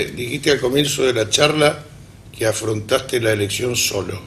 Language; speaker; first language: Spanish; native; Spanish